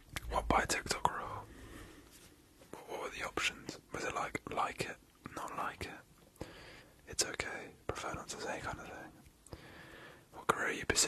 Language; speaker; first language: English; native; English